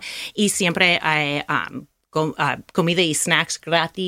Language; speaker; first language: Spanish; non-native, learner; English